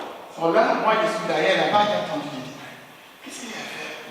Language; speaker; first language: French; non-native, learner; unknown